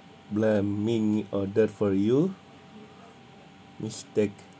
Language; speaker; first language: English; non-native, learner; Indonesian